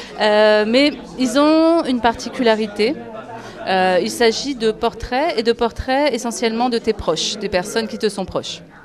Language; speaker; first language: French; native; French